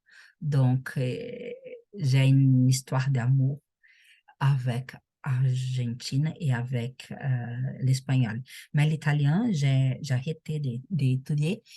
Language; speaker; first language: French; non-native, learner; Portuguese